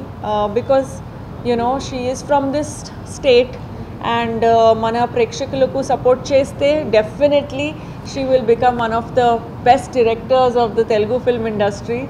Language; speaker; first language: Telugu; non-native, fluent; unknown